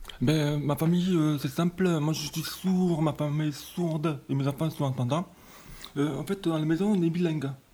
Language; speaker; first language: French; native; French